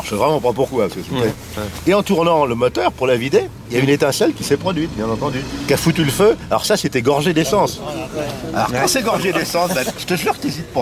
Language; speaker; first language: French; native; French